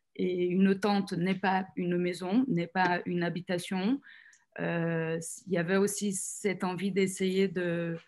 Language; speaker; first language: French; non-native, fluent; Portuguese